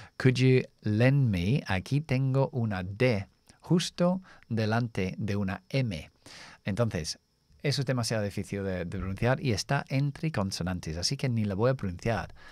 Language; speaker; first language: Spanish; non-native, fluent; English